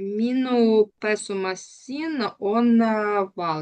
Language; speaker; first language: Estonian; non-native, learner; Russian